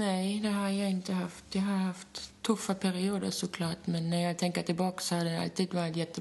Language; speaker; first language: Swedish; non-native, fluent; German